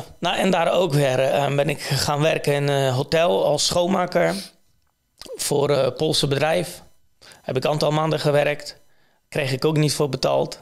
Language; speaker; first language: Dutch; non-native, fluent; Polish